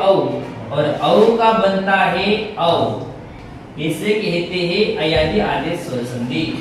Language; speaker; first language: Hindi; non-native, local second language; Marathi